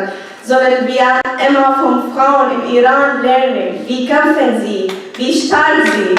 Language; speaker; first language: German; non-native, learner; Arabic